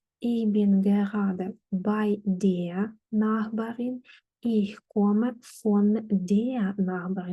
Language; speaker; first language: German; non-native, fluent; Ukrainian